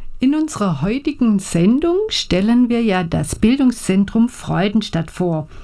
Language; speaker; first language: German; native; German